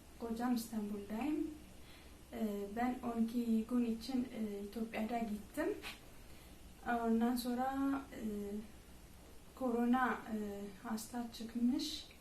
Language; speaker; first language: Turkish; non-native, learner; Amharic